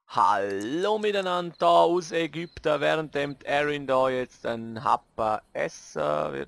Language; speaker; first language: German; native; German